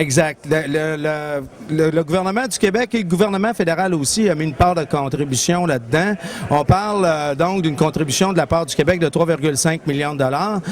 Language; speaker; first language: French; native; French